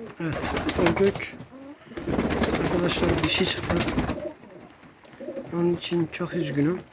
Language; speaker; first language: Turkish; native; Turkish